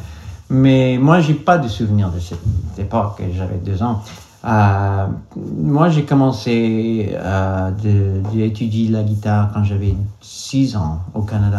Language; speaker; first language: French; non-native, local second language; English